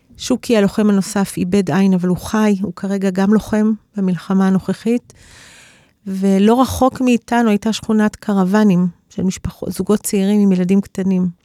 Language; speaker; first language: Hebrew; early bilingual, other home language; English